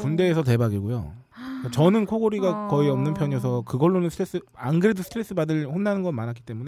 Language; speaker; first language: Korean; native; Korean